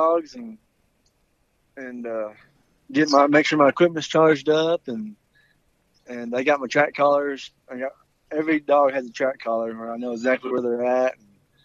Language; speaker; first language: English; native; English